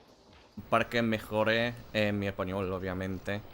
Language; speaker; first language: Spanish; non-native, learner; English